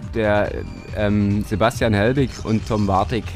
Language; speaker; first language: German; native; German